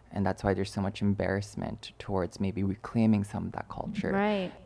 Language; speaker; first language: English; early bilingual, other home language; Chinese